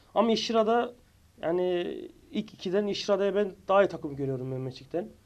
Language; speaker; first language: Turkish; native; Turkish